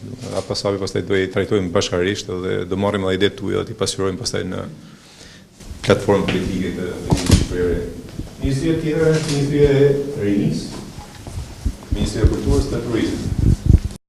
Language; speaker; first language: Albanian; native; Albanian